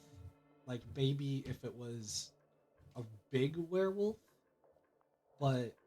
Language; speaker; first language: English; native; English